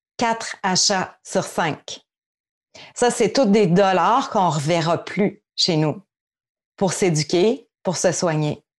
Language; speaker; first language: French; native; French